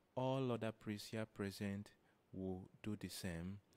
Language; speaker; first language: English; non-native, local second language; Igbo